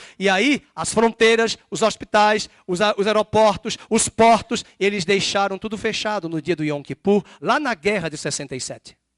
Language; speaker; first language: Portuguese; native; Portuguese